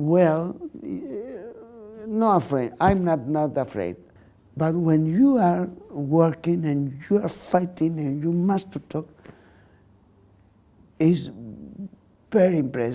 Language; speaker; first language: English; non-native, learner; Spanish